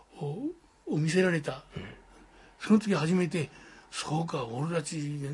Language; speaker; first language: Japanese; native; Japanese